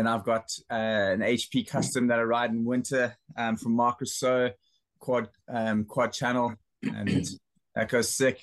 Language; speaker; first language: English; native; English